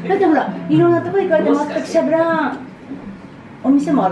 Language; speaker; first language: Japanese; native; Japanese